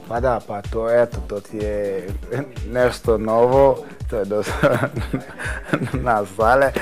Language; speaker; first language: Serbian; non-native, learner; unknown